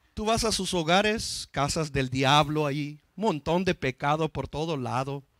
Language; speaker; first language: Spanish; non-native, fluent; English